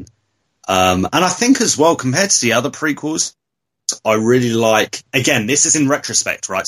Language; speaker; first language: English; native; English